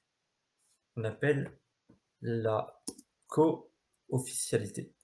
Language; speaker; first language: French; native; French